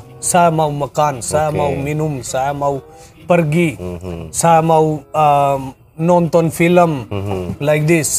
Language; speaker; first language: Indonesian; non-native, learner; Hindi